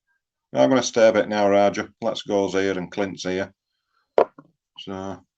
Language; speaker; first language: English; native; English